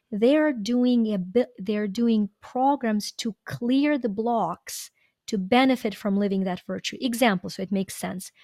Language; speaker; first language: English; non-native, fluent; Ukrainian